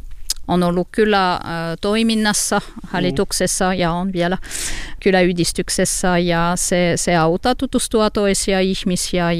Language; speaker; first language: Finnish; non-native, learner; French